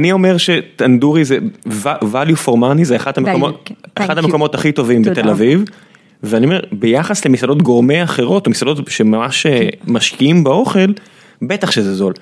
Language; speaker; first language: Hebrew; native; Hebrew